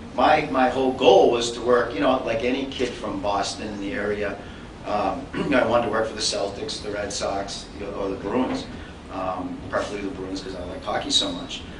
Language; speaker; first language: English; native; English